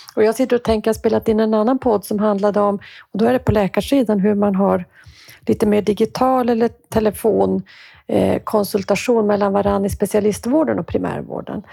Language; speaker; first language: Swedish; native; Swedish